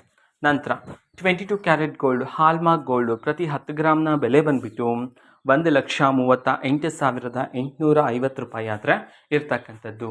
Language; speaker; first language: Kannada; native; Kannada